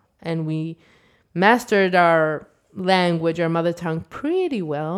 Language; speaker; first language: English; non-native, fluent; Hebrew